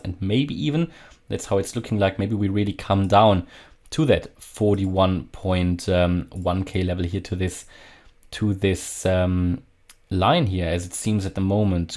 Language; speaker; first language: English; non-native, fluent; German